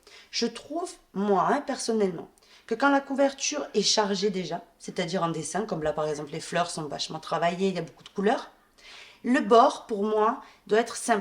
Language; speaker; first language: French; native; French